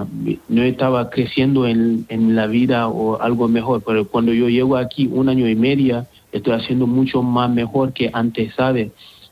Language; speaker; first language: Spanish; non-native, learner; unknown